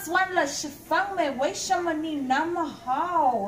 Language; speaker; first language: Chinese; non-native, learner; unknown